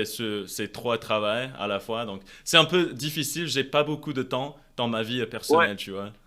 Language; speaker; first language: French; non-native, fluent; English